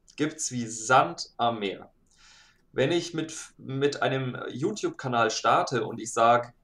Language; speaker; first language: German; native; German